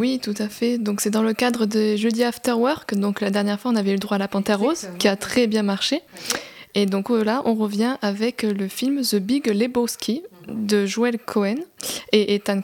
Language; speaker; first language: French; native; French